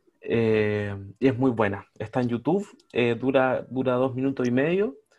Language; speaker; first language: Spanish; native; Spanish